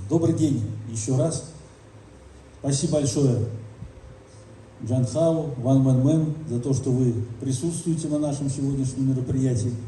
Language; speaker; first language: Russian; native; Russian